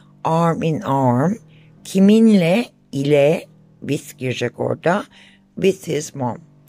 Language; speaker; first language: English; non-native, fluent; Turkish